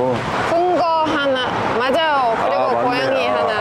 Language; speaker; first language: Korean; non-native, learner; Thai